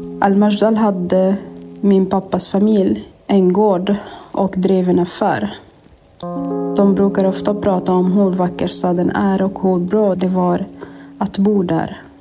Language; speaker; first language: Swedish; non-native, fluent; Arabic